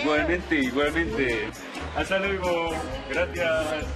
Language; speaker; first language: Spanish; non-native, learner; Korean